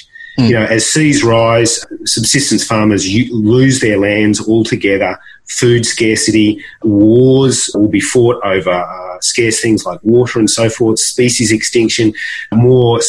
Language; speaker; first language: English; native; English